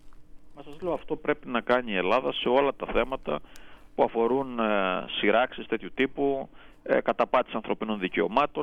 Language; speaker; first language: Greek; native; Greek